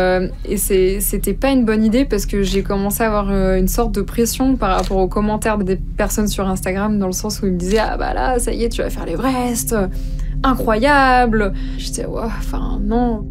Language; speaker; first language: French; native; French